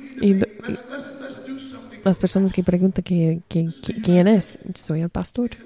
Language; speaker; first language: Spanish; non-native, learner; English